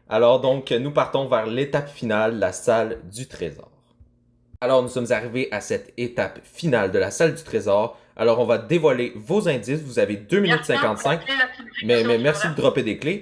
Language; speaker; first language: French; native; French